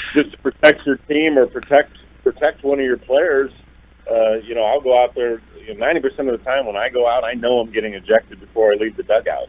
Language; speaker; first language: English; native; English